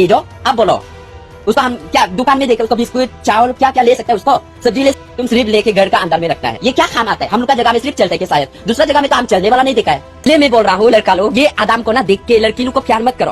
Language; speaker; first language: Hindi; non-native, local second language; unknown